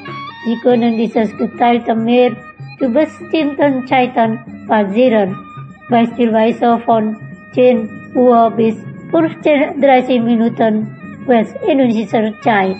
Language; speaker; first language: German; non-native, fluent; Indonesian